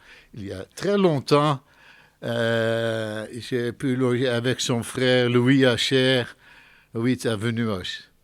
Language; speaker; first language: French; non-native, fluent; Dutch